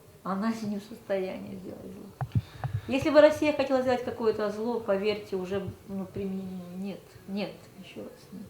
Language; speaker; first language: Russian; native; Russian